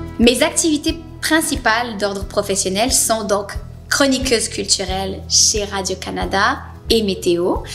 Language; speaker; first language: French; native; French